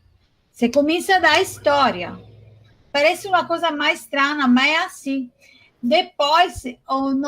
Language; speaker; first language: Portuguese; non-native, fluent; Italian